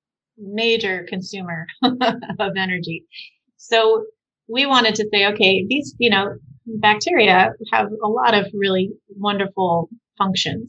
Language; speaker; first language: English; native; English